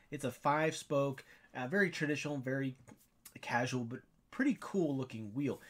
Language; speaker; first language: English; native; English